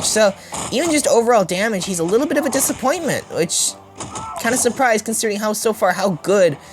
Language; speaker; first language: English; native; English